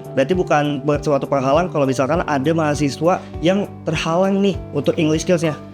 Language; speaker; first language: Indonesian; native; Indonesian